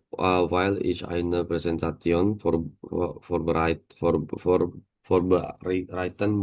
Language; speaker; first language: German; non-native, learner; Indonesian